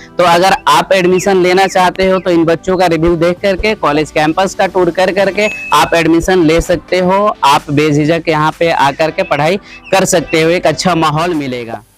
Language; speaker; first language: Hindi; native; Hindi